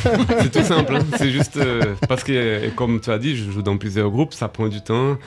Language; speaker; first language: French; early bilingual, other home language; Portuguese